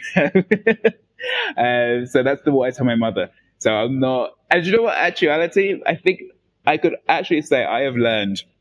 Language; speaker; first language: English; native; English